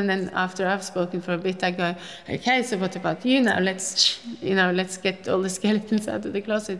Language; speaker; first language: English; non-native, fluent; Norwegian